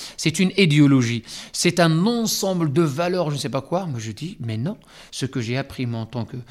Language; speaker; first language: French; non-native, local second language; Arabic